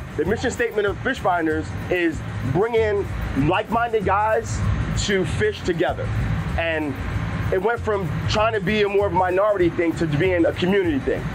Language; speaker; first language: English; native; English